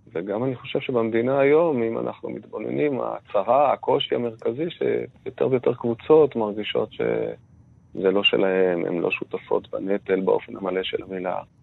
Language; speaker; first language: Hebrew; native; Hebrew